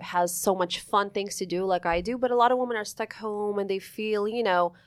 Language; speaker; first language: English; early bilingual, other home language; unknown